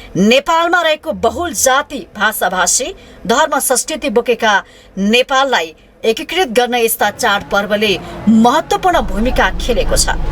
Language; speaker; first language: Nepali; native; Nepali